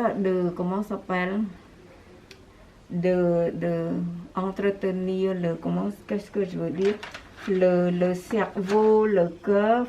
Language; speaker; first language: French; non-native, fluent; Khmer